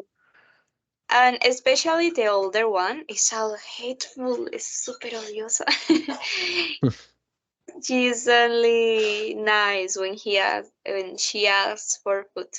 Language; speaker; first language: English; non-native, learner; Spanish